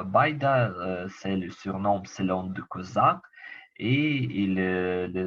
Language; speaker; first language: French; non-native, learner; Ukrainian